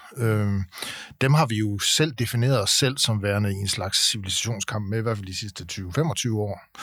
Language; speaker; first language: Danish; native; Danish